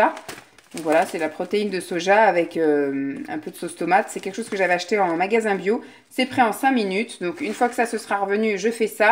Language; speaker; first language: French; native; French